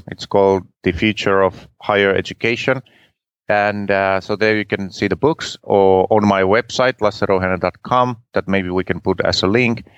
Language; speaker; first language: English; non-native, fluent; Finnish